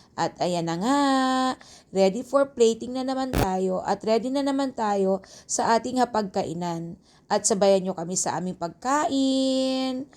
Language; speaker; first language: Filipino; native; Filipino